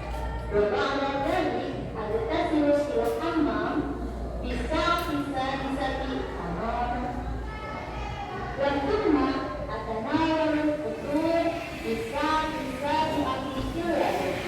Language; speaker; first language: Arabic; non-native, learner; Indonesian